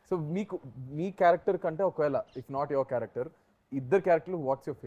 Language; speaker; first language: Telugu; native; Telugu